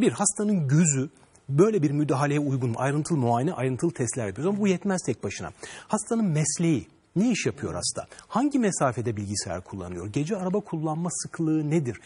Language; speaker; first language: Turkish; native; Turkish